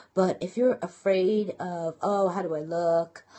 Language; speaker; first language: English; native; English